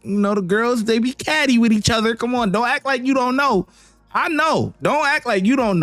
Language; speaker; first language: English; native; English